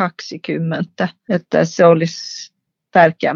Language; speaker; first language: Finnish; non-native, fluent; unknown